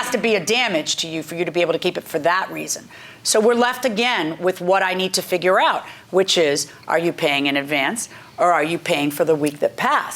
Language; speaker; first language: English; native; English